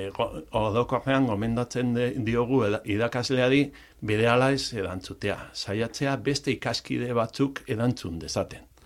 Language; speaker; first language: Basque; non-native, local second language; Spanish